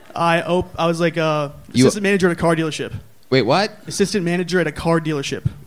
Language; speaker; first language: English; native; English